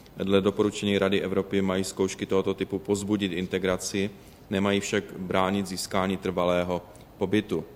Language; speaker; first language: Czech; native; Czech